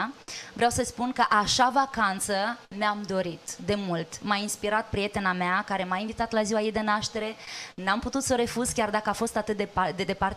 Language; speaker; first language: Romanian; native; Romanian